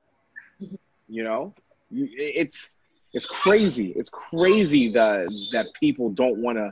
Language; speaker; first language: English; native; English